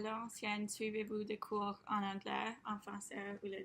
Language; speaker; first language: French; non-native, learner; English